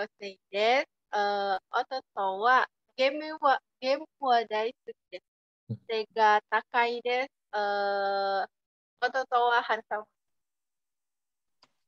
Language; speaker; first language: Japanese; non-native, learner; Indonesian